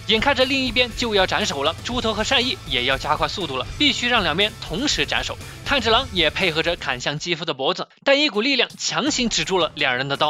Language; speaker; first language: Chinese; native; Chinese